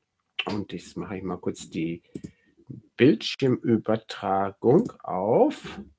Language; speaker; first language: German; native; German